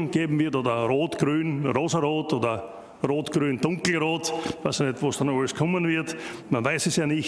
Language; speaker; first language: German; native; German